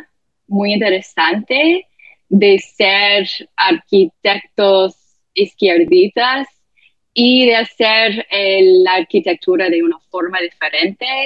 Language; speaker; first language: Spanish; non-native, fluent; English